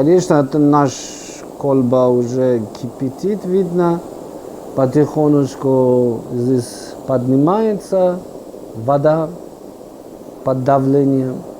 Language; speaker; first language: Russian; non-native, fluent; Persian